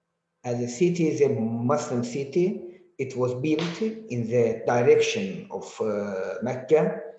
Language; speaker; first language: English; non-native, learner; Azerbaijani